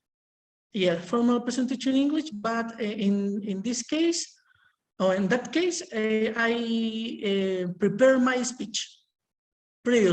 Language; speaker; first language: English; non-native, learner; Spanish